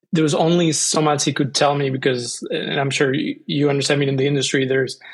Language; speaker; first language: English; non-native, fluent; Spanish